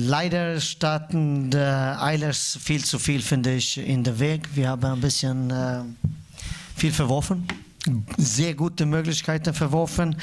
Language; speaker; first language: German; non-native, fluent; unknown